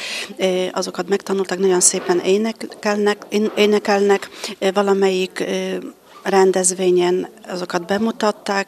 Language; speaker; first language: Hungarian; non-native, fluent; Polish